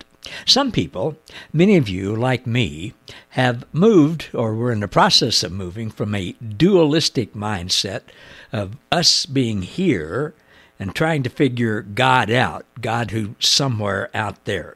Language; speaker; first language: English; native; English